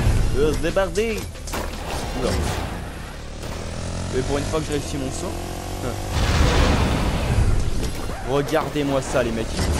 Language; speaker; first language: French; native; French